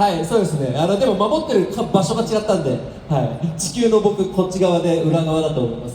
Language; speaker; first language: Japanese; native; Japanese